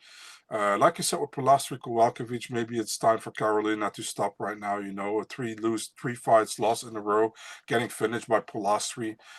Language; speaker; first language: English; non-native, fluent; Dutch